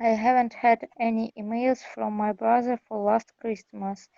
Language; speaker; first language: English; non-native, learner; Russian